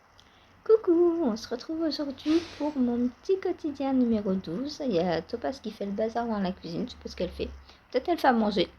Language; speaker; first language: French; native; French